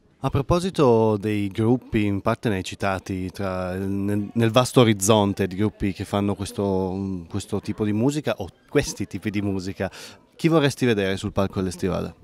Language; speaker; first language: Italian; native; Italian